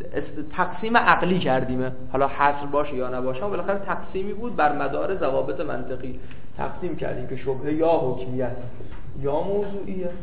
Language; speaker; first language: Persian; native; Persian